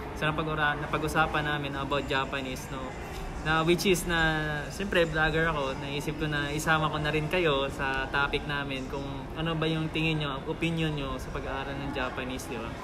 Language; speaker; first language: Filipino; non-native, local second language; Hiligaynon